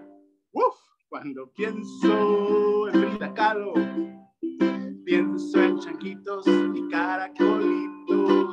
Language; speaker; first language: Spanish; early bilingual, other home language; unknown